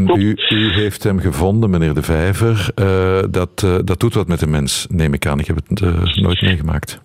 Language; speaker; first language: Dutch; native; Dutch